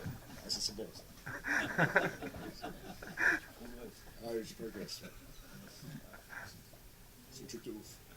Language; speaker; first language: French; non-native, fluent; English